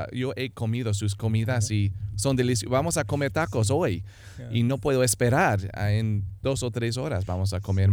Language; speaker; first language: Spanish; non-native, fluent; English